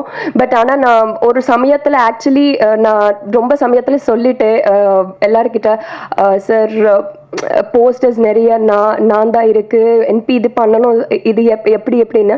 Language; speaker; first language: Tamil; non-native, learner; Telugu